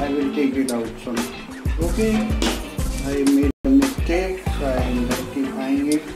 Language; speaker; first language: English; non-native, local second language; Hindi